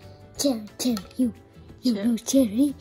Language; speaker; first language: English; early bilingual, other home language; Indonesian